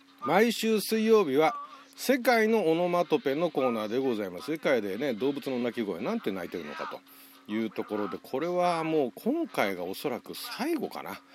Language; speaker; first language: Japanese; native; Japanese